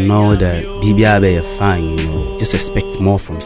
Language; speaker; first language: English; non-native, local second language; Akan